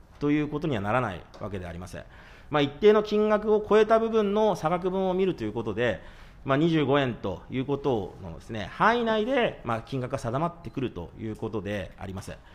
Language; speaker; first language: Japanese; native; Japanese